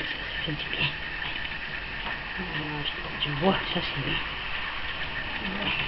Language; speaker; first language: French; native; French